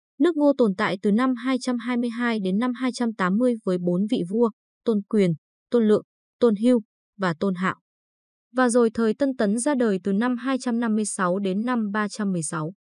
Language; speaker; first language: Vietnamese; native; Vietnamese